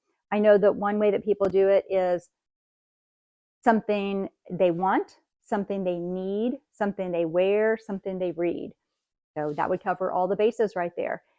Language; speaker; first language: English; native; English